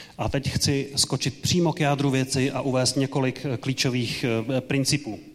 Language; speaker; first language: Czech; native; Czech